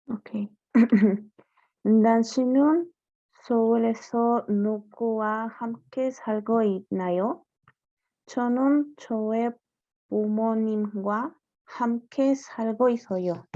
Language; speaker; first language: Korean; non-native, learner; Spanish